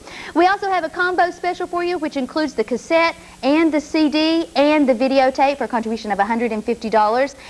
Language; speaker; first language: English; native; English